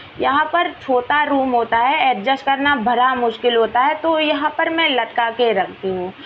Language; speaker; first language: Hindi; non-native, local second language; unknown